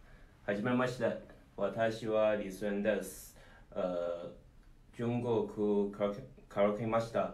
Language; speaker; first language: Japanese; non-native, learner; Chinese